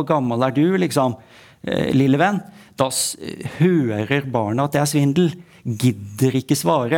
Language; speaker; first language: Norwegian; native; Norwegian